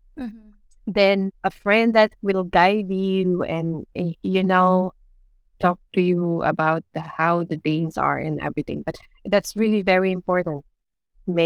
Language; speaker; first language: English; non-native, local second language; Iloko